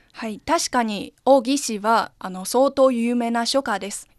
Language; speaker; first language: Japanese; non-native, learner; Chinese